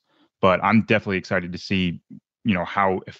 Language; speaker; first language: English; native; English